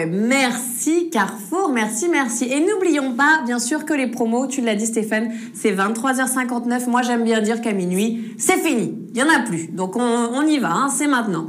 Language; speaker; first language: French; native; French